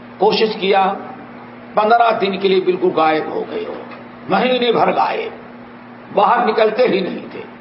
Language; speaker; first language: Urdu; native; Urdu